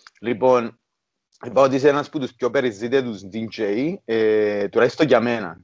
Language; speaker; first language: Greek; native; Greek